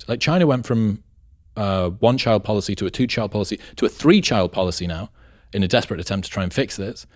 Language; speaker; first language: English; native; English